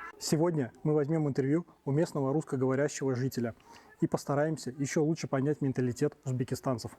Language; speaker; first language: Russian; native; Russian